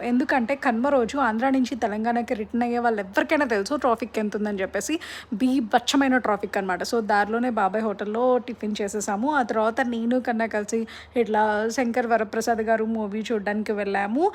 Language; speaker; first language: Telugu; native; Telugu